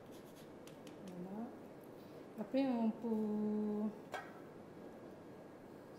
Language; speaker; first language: French; non-native, learner; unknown